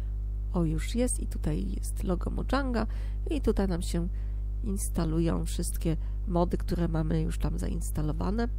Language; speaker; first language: Polish; native; Polish